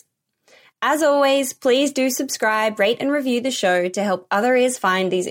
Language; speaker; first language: English; native; English